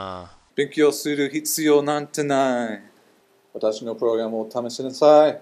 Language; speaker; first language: Japanese; non-native, learner; English